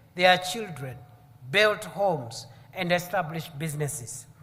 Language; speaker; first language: English; non-native, local second language; Swahili